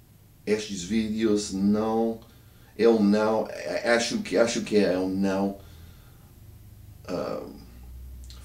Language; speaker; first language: Portuguese; non-native, learner; English